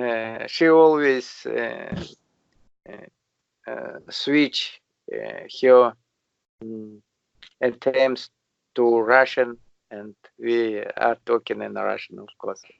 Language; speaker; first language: English; non-native, learner; Russian